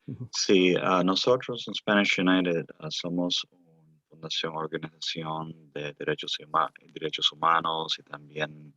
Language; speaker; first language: Spanish; early bilingual, heritage; Spanish